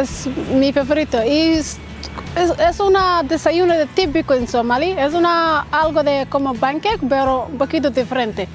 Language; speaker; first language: Spanish; non-native, learner; Somali